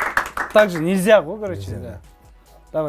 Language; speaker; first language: Russian; non-native, learner; Kazakh